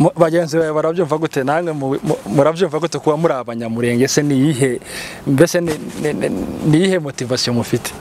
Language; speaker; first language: Kinyarwanda; native; Kinyarwanda